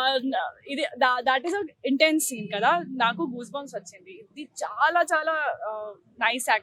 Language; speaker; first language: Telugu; non-native, learner; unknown